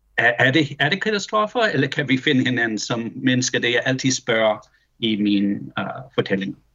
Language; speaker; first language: Danish; early bilingual, heritage; Danish